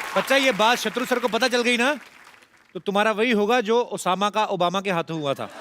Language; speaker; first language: Hindi; non-native, local second language; Punjabi